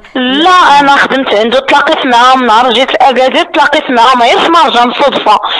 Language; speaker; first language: Arabic; native; Arabic